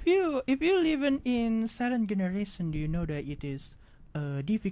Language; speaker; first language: English; non-native, learner; Indonesian